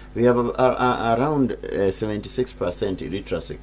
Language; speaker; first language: English; non-native, local second language; Swahili